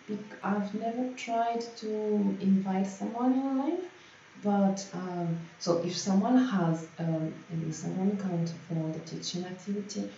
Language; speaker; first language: English; non-native, fluent; French